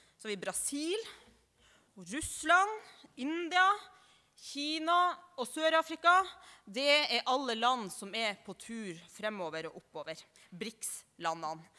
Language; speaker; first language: Norwegian; native; Norwegian